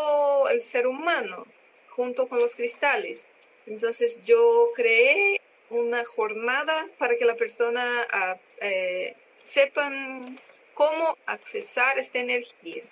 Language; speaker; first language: Spanish; non-native, learner; Portuguese